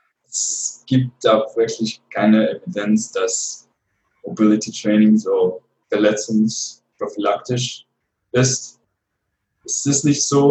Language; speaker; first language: German; non-native, fluent; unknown